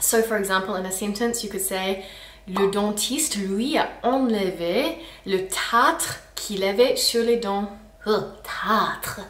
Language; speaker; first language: French; non-native, fluent; English